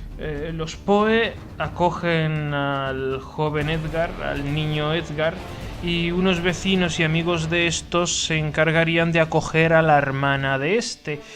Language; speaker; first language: Spanish; native; Spanish